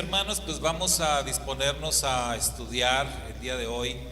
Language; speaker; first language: Spanish; native; Spanish